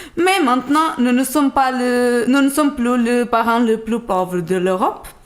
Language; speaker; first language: French; non-native, learner; Portuguese